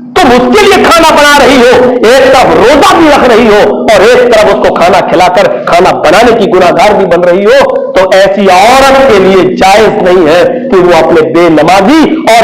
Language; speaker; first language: Urdu; native; Urdu